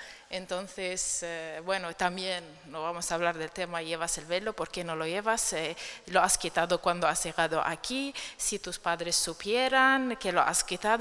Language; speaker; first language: Spanish; non-native, fluent; Arabic